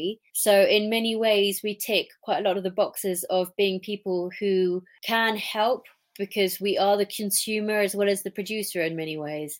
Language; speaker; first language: English; native; English